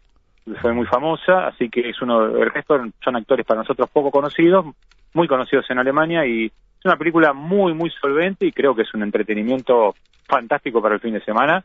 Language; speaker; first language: Spanish; native; Spanish